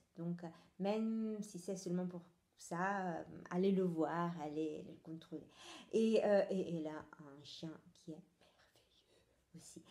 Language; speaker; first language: French; non-native, fluent; Italian